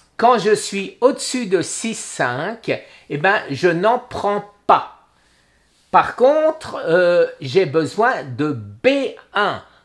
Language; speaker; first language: French; native; French